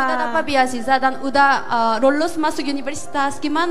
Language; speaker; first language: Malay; non-native, fluent; Korean